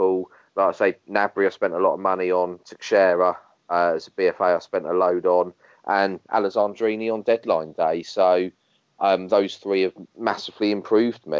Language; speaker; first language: English; native; English